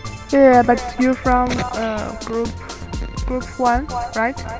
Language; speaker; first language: English; non-native, learner; Chinese